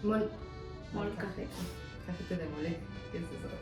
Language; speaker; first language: Spanish; non-native, learner; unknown